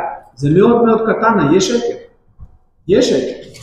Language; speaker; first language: Hebrew; non-native, fluent; Russian